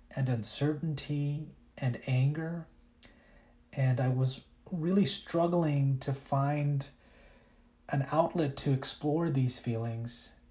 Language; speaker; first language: English; early bilingual, other home language; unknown